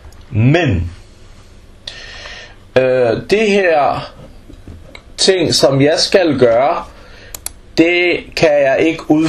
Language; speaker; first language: Danish; non-native, fluent; Arabic